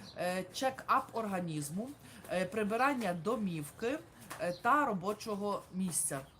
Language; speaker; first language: Ukrainian; native; Ukrainian